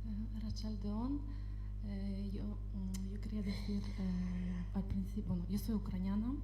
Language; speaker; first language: Spanish; non-native, fluent; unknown